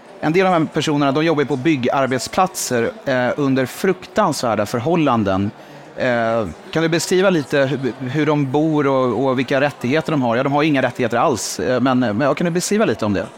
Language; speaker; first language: Swedish; native; Swedish